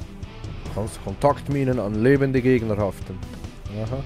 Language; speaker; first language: German; native; German